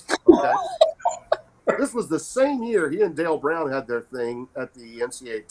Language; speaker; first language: English; native; English